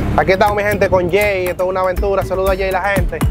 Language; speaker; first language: Spanish; native; Spanish